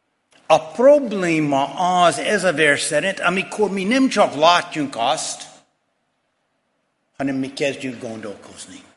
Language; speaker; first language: Hungarian; non-native, fluent; English